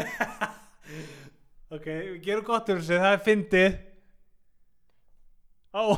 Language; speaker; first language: Icelandic; native; Icelandic